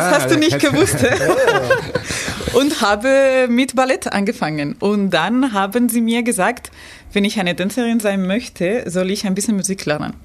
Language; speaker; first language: German; non-native, fluent; Spanish